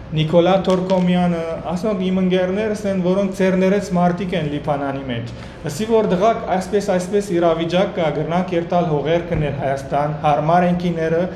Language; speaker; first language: Armenian; early bilingual, heritage; Armenian